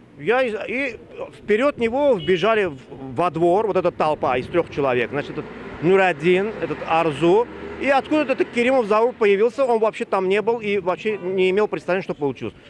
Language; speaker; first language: Russian; native; Russian